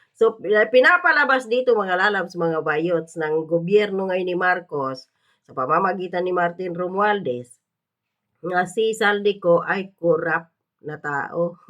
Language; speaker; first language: Filipino; native; Filipino